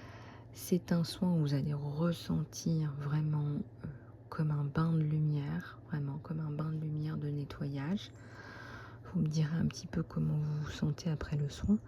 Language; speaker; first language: French; native; French